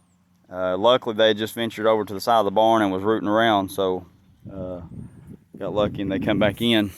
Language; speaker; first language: English; native; English